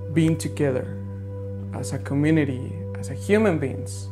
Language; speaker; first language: English; non-native, fluent; Spanish